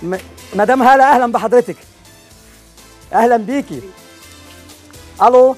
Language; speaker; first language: Arabic; native; Arabic